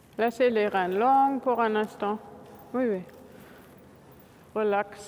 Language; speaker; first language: French; non-native, fluent; German